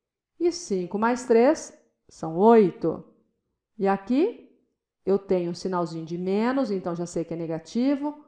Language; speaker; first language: Portuguese; native; Portuguese